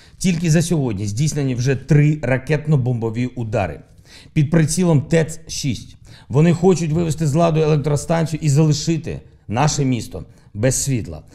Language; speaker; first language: Ukrainian; non-native, local second language; Russian